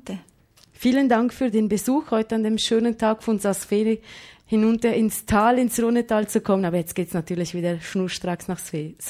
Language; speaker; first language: German; native; German